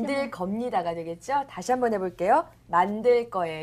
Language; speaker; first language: Korean; native; Korean